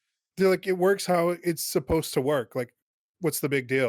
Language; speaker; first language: English; native; English